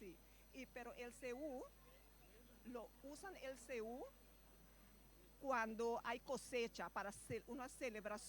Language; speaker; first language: Spanish; non-native, fluent; Papiamento